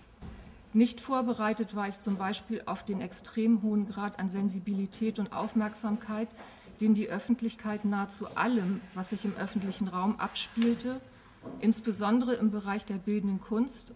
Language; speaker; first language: German; native; German